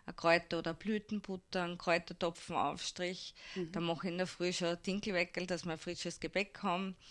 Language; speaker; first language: German; native; German